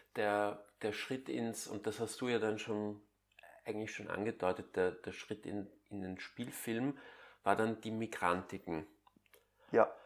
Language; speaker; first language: German; native; German